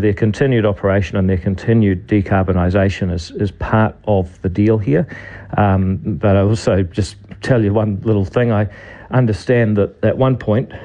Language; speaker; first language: English; native; English